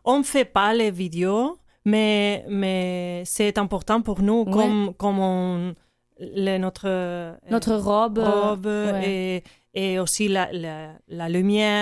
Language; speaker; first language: French; non-native, learner; Catalan